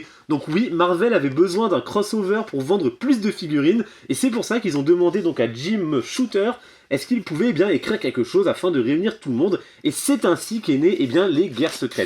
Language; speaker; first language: French; native; French